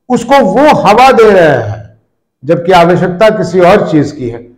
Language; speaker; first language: Hindi; native; Hindi